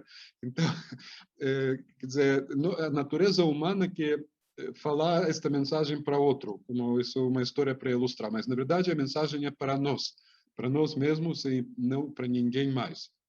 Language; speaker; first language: Portuguese; non-native, fluent; Hebrew